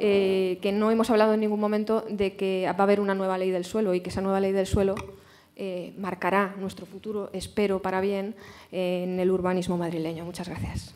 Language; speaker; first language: Spanish; native; Spanish